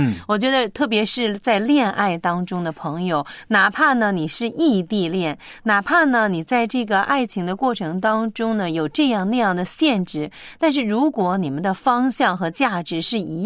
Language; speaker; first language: Chinese; native; Chinese